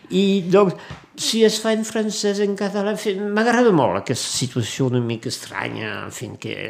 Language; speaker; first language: Catalan; non-native, local second language; French